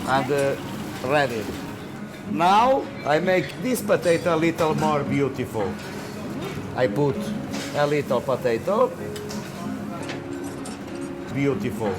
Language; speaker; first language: English; non-native, learner; Portuguese